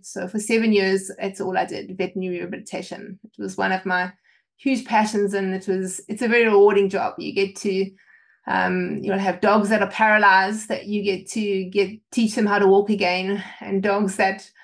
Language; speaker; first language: English; native; English